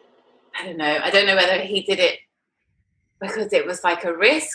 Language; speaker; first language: English; native; English